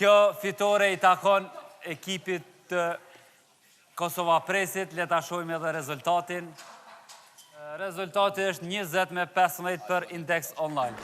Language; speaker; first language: Albanian; native; Albanian